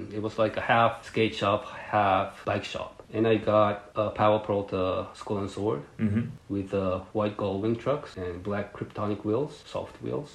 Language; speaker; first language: English; early bilingual, other home language; Japanese